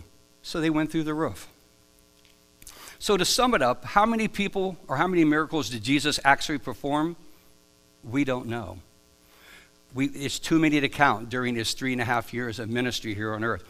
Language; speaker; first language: English; native; English